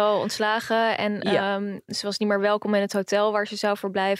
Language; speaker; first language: Dutch; native; Dutch